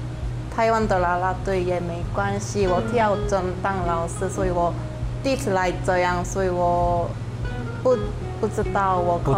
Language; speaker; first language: Chinese; non-native, learner; Korean